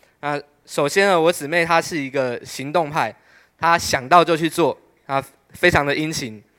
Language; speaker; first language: Chinese; native; Chinese